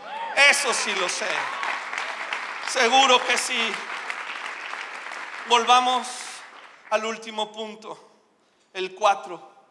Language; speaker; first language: Spanish; native; Spanish